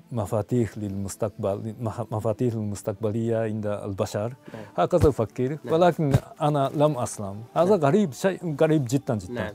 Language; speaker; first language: Arabic; non-native, fluent; Japanese